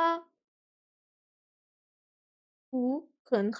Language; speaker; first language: Chinese; non-native, learner; French